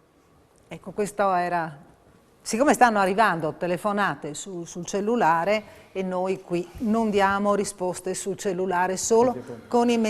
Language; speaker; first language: Italian; native; Italian